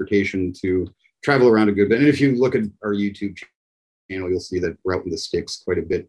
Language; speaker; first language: English; native; English